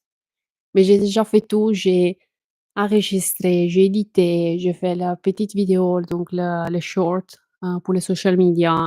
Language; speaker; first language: French; non-native, fluent; Italian